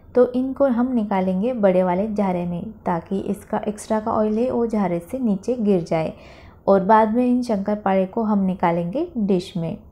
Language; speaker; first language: Hindi; non-native, local second language; Marathi